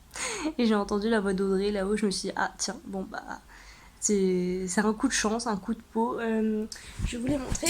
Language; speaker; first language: French; native; French